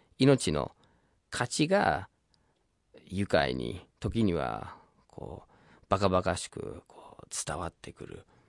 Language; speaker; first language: Japanese; non-native, fluent; English